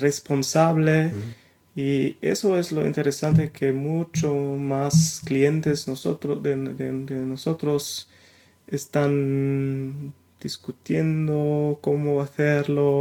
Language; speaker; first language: Spanish; non-native, fluent; German